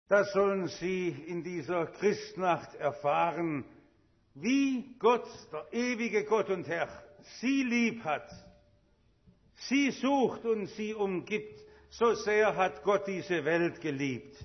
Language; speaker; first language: German; native; German